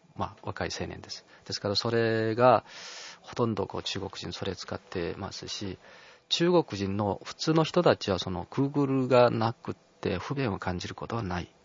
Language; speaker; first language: Japanese; non-native, fluent; Chinese